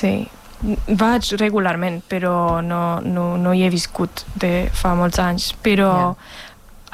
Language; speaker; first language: Catalan; non-native, fluent; German